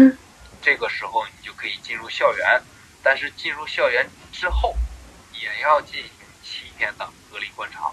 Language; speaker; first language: Chinese; native; Chinese